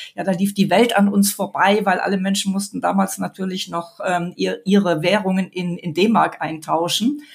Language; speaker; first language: German; native; German